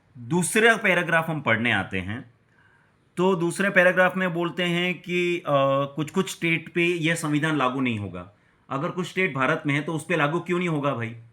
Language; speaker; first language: Hindi; non-native, local second language; Gujarati